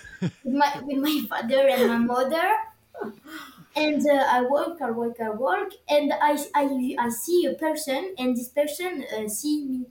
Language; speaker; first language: English; non-native, learner; French